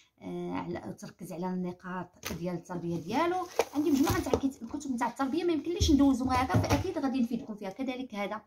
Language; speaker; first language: Arabic; native; Arabic